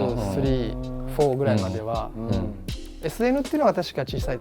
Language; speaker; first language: Japanese; native; Japanese